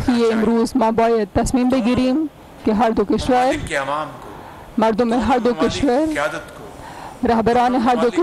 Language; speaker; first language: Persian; non-native, learner; Urdu